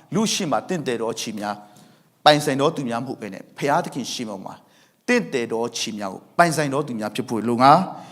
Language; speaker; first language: Burmese; non-native, local second language; Thado Chin